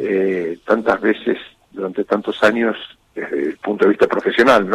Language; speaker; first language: Spanish; native; Spanish